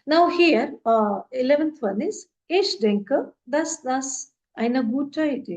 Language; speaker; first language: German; non-native, fluent; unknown